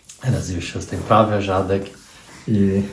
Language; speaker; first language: Polish; non-native, learner; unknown